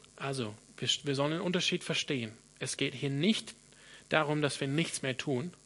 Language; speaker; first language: German; non-native, fluent; English